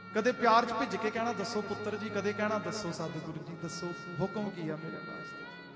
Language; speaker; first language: Punjabi; early bilingual, heritage; Punjabi